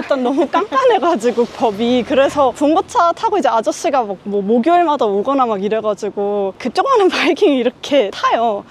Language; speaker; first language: Korean; early bilingual, heritage; Korean